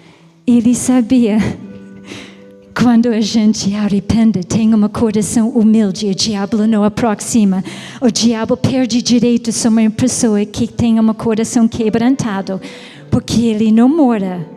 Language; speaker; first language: Portuguese; non-native, fluent; English